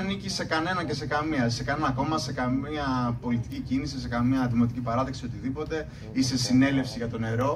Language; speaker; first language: Greek; native; Greek